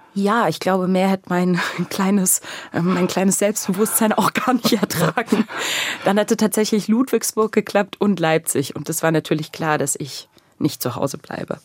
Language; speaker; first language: German; native; German